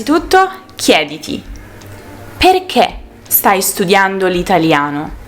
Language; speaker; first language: Italian; native; Italian